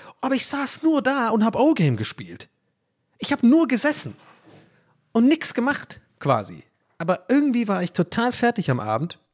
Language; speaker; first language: German; native; German